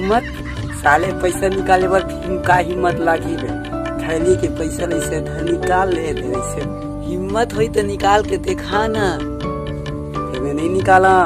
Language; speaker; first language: Hindi; non-native, local second language; Chhattisgarhi